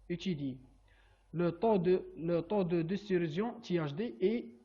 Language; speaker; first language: French; non-native, local second language; Arabic